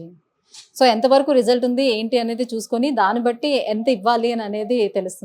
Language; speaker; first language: Telugu; native; Telugu